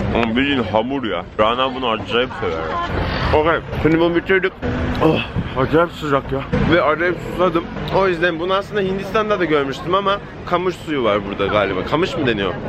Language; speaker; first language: Turkish; native; Turkish